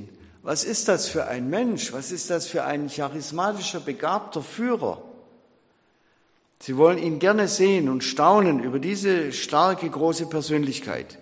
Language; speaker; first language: German; native; German